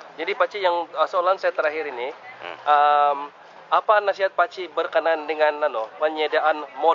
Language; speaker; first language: Indonesian; non-native, local second language; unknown